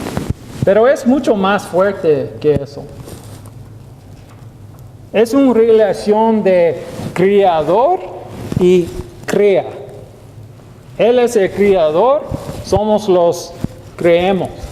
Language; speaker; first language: Spanish; non-native, learner; English